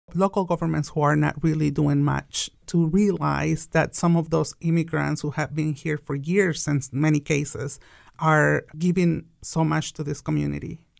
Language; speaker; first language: English; non-native, fluent; Spanish